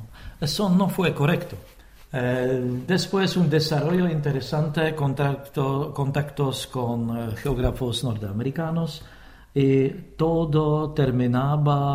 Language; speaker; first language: Spanish; non-native, fluent; Czech